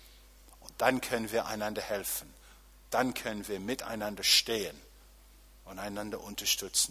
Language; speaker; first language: German; non-native, fluent; English